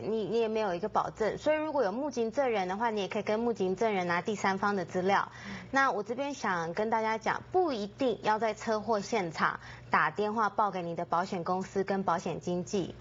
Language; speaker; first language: Chinese; native; Chinese